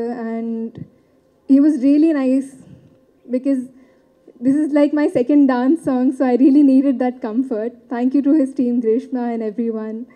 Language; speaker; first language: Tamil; non-native, learner; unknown